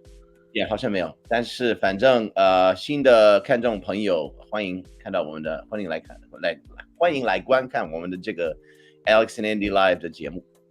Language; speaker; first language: Chinese; non-native, fluent; English